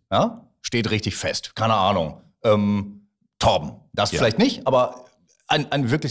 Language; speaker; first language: German; native; German